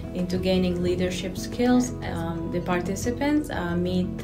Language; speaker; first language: English; non-native, fluent; Arabic